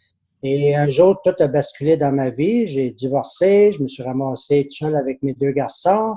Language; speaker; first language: French; native; French